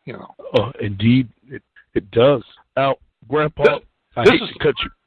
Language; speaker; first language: English; native; English